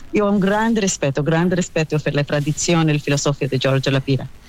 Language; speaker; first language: Italian; non-native, learner; Hebrew